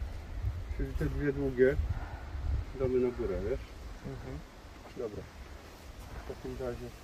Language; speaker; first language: Polish; native; Polish